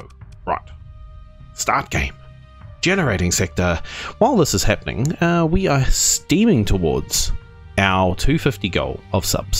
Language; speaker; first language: English; native; English